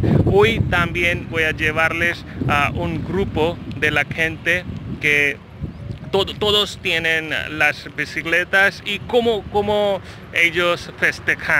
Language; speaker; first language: Spanish; non-native, fluent; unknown